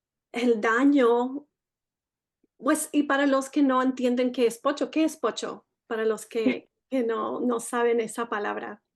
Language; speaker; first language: Spanish; early bilingual, heritage; Spanish